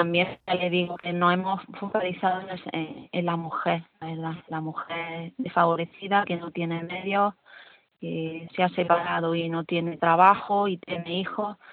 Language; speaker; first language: Spanish; native; Spanish